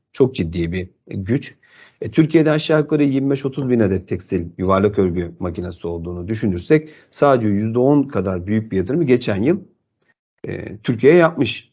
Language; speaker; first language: Turkish; native; Turkish